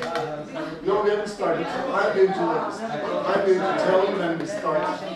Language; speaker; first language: English; non-native, fluent; Turkish